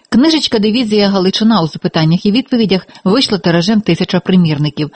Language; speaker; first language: Ukrainian; native; Ukrainian